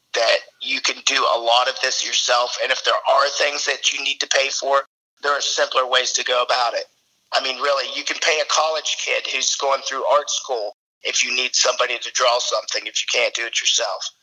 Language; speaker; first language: English; native; English